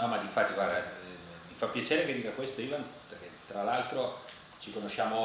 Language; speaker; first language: Italian; native; Italian